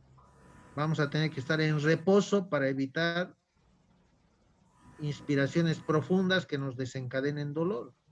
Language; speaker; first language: Spanish; native; Spanish